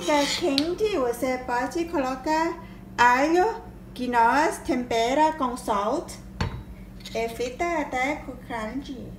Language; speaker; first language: Portuguese; non-native, learner; Thai